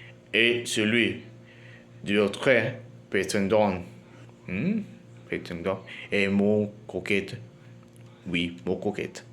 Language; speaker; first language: French; non-native, learner; Spanish